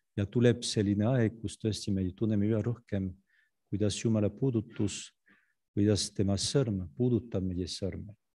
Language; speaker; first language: Estonian; non-native, fluent; French